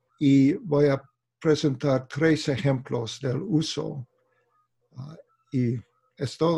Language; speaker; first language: Spanish; non-native, fluent; English